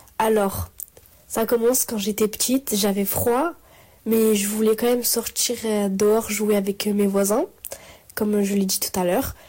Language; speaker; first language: French; native; French